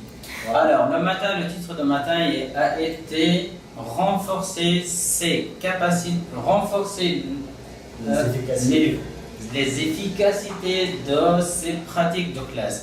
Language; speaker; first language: French; non-native, fluent; Pashto